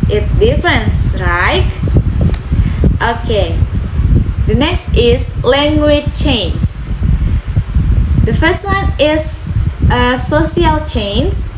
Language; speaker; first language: English; non-native, local second language; Indonesian